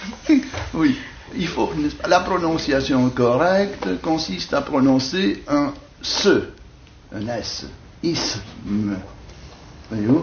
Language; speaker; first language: French; native; French